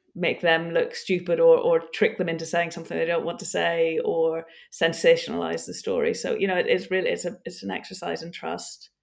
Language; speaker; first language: English; native; English